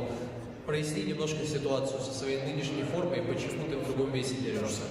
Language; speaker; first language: Russian; native; Russian